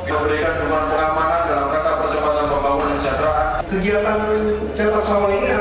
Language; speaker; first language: Indonesian; native; Indonesian